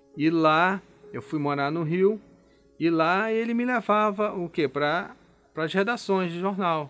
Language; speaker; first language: Portuguese; native; Portuguese